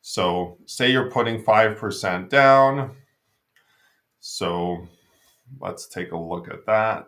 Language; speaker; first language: English; native; English